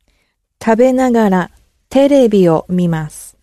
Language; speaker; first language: Japanese; non-native, learner; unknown